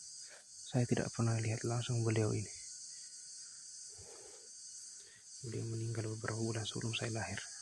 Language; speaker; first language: Indonesian; native; Indonesian